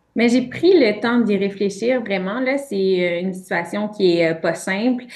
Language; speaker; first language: French; native; French